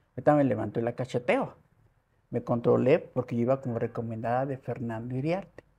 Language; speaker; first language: Spanish; native; Spanish